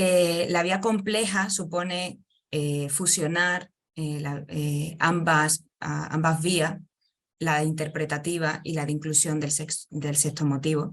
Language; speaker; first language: Spanish; native; Spanish